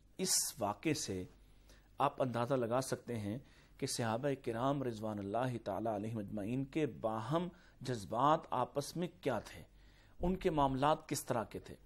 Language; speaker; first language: Urdu; native; Urdu